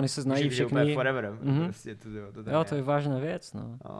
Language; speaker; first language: Czech; non-native, learner; English